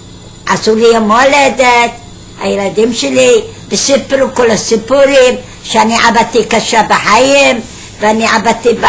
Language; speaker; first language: Hebrew; non-native, fluent; Arabic